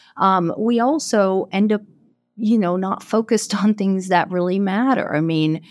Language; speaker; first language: English; non-native, fluent; Portuguese